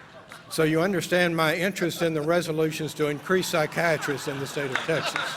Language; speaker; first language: English; native; English